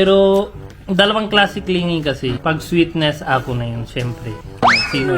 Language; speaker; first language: Filipino; non-native, fluent; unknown